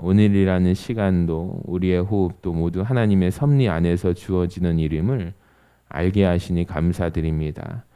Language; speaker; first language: Korean; native; Korean